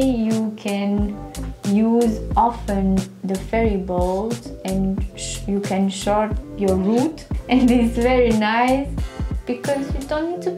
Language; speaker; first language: English; non-native, learner; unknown